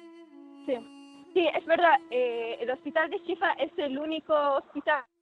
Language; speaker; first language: Spanish; non-native, fluent; Arabic